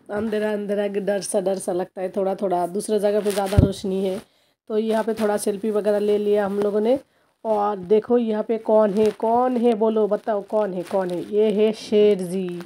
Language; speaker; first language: Hindi; non-native, local second language; Bangla